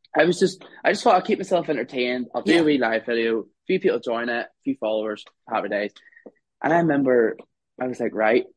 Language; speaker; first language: English; native; English